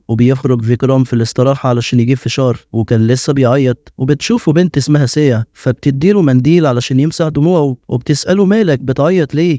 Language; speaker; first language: Arabic; native; Arabic